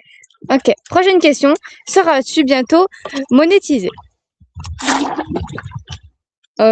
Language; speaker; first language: French; native; French